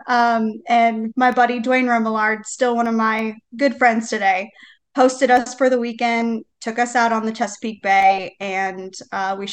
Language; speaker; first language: English; native; English